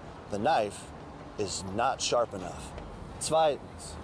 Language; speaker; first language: English; native; English